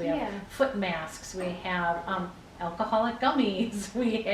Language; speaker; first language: English; native; English